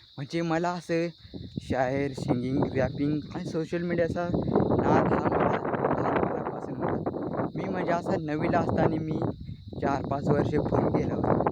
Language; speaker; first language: Marathi; non-native, local second language; Gondi